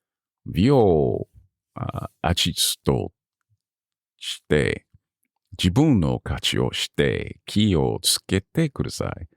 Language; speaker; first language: Japanese; non-native, learner; English